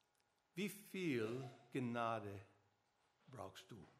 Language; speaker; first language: German; non-native, learner; English